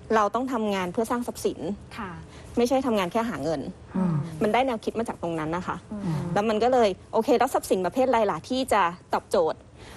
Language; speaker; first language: Thai; early bilingual, other home language; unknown